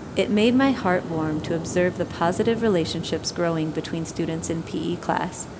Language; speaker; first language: English; native; English